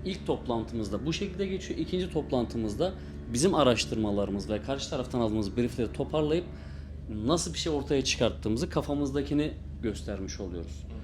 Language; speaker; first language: Turkish; native; Turkish